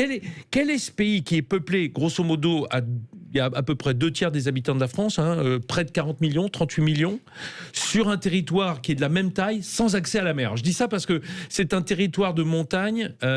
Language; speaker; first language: French; native; French